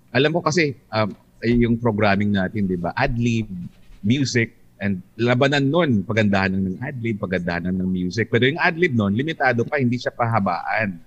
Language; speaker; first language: Filipino; non-native, local second language; Hiligaynon